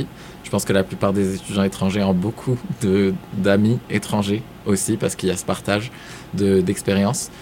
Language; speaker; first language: French; non-native, local second language; Arabic